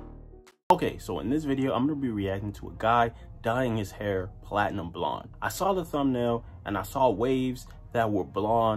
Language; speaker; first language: English; native; English